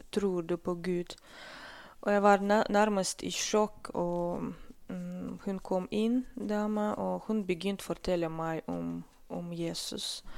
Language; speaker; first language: Norwegian; non-native, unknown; Russian